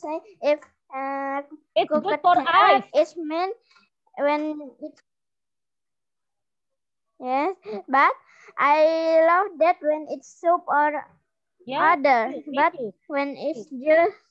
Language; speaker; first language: English; non-native, learner; Indonesian